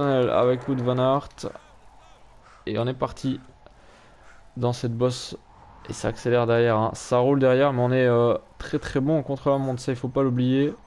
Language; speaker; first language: French; native; French